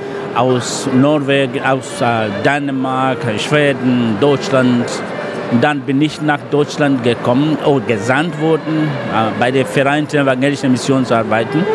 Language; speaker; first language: German; non-native, fluent; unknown